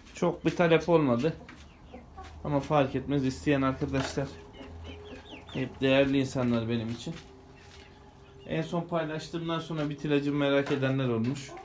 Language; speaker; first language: Turkish; native; Turkish